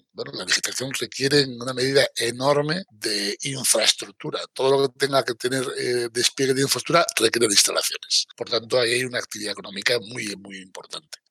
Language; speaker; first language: Spanish; native; Spanish